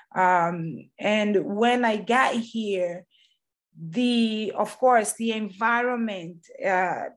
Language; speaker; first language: English; non-native, fluent; Portuguese